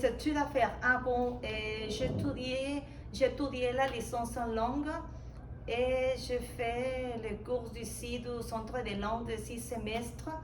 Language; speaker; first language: French; non-native, fluent; Spanish